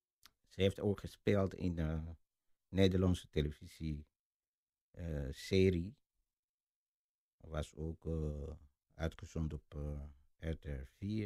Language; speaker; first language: Dutch; non-native, fluent; Lingala